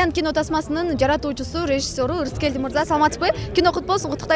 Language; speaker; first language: Kyrgyz; native; Kyrgyz